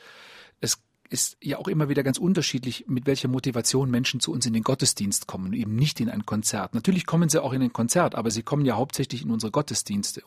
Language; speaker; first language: German; native; German